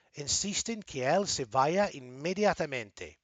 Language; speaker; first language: Spanish; non-native, fluent; English